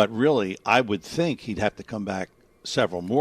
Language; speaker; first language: English; native; English